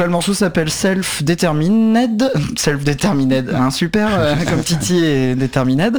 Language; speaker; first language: French; native; French